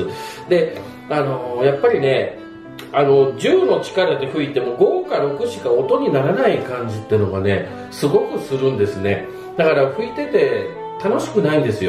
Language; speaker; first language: Japanese; native; Japanese